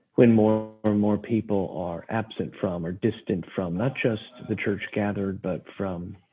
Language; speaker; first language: English; native; English